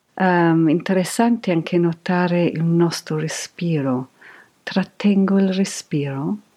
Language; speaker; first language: Italian; non-native, fluent; English